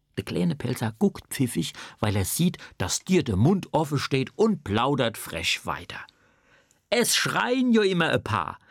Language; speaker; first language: German; native; German